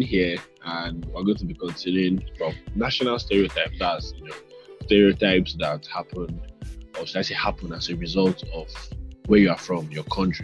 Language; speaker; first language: English; non-native, local second language; Yoruba